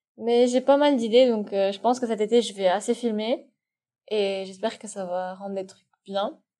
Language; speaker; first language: French; non-native, local second language; Arabic